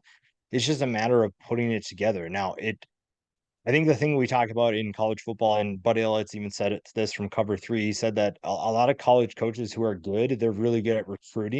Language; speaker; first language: English; native; English